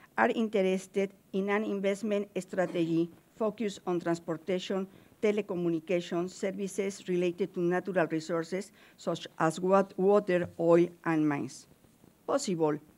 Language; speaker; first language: English; non-native, fluent; Spanish